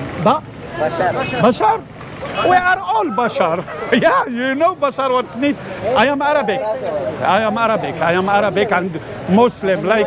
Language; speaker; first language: English; non-native, learner; Arabic